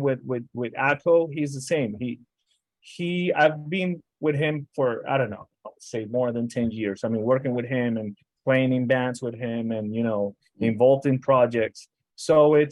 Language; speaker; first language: English; non-native, fluent; Spanish